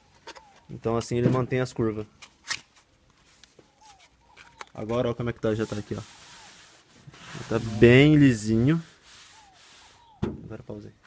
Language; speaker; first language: Portuguese; native; Portuguese